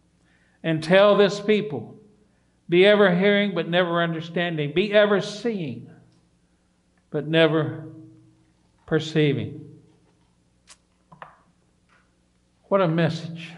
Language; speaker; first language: English; native; English